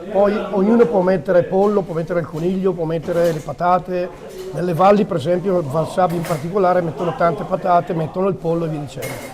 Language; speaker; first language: Italian; native; Italian